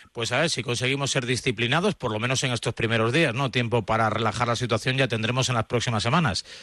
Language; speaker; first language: Spanish; native; Spanish